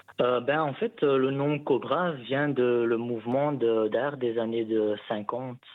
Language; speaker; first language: French; non-native, local second language; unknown